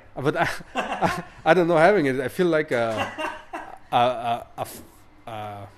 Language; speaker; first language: English; non-native, fluent; Italian